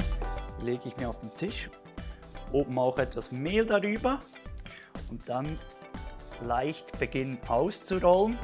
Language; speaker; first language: German; native; German